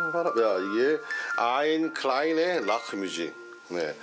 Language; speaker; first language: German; non-native, learner; Korean